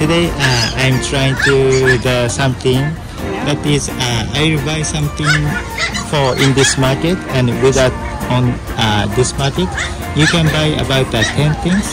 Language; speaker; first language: English; non-native, learner; Japanese